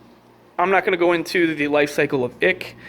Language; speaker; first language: English; native; English